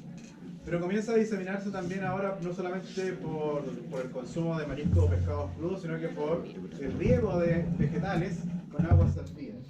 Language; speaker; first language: Spanish; native; Spanish